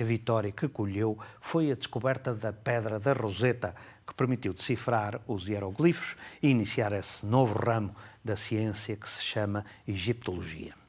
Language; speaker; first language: Portuguese; native; Portuguese